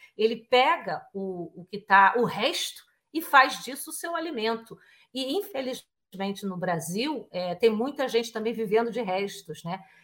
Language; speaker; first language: Portuguese; native; Portuguese